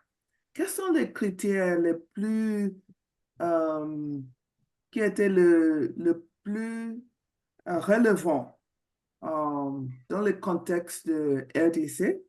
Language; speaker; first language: French; non-native, fluent; English